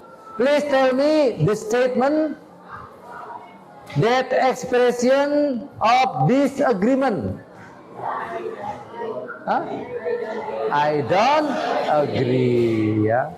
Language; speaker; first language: English; non-native, fluent; Indonesian